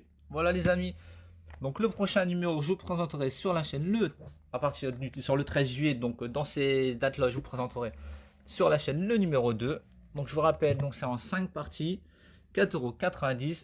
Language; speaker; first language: French; native; French